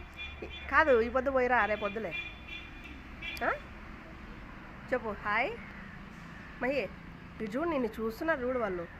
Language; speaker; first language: Telugu; native; Telugu